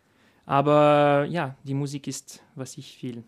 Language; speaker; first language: German; non-native, learner; French